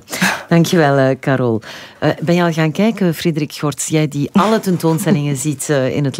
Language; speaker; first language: Dutch; native; Dutch